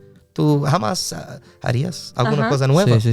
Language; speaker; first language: Spanish; non-native, fluent; English